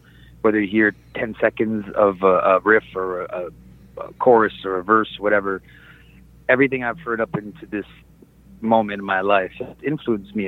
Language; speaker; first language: English; native; English